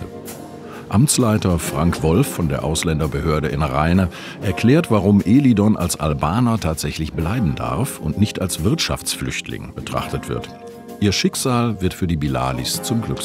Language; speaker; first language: German; native; German